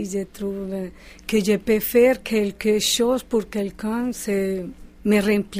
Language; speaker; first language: French; non-native, fluent; Spanish